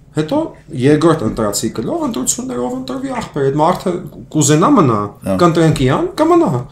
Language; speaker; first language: Armenian; early bilingual, heritage; Armenian